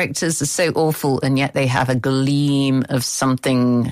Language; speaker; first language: English; native; English